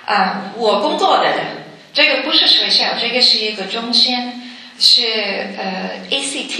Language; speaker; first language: Chinese; non-native, learner; English